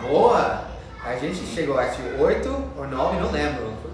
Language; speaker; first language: Portuguese; non-native, fluent; English